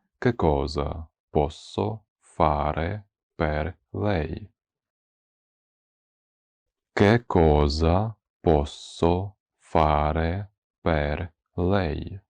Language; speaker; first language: Italian; non-native, fluent; Ukrainian